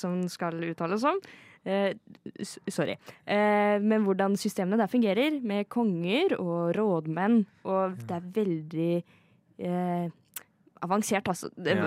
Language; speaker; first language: Norwegian; native; Norwegian